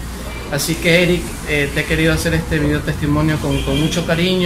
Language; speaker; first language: Spanish; native; Spanish